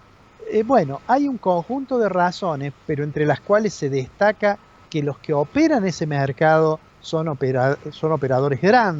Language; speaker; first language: Spanish; native; Spanish